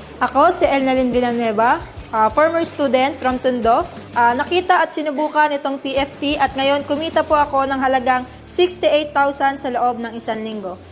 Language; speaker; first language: Filipino; native; Filipino